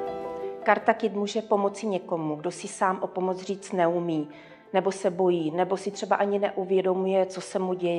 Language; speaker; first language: Czech; native; Czech